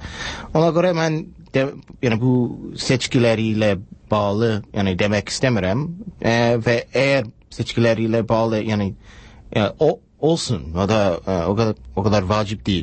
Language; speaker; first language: Turkish; non-native, fluent; English